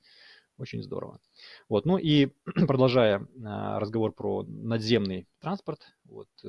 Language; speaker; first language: Russian; native; Russian